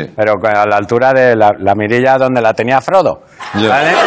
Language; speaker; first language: Spanish; native; Spanish